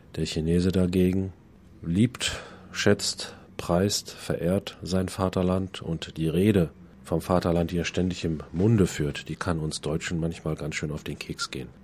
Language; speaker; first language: German; native; German